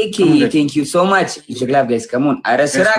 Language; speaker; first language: English; non-native, learner; Amharic